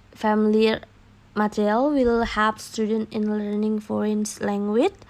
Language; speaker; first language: English; non-native, learner; Indonesian